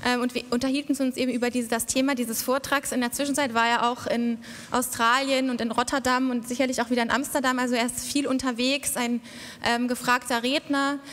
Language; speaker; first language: German; native; German